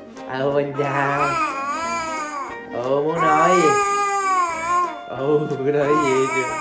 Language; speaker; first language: Vietnamese; native; Vietnamese